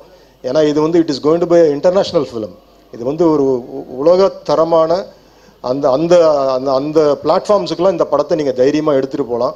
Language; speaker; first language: Tamil; native; Tamil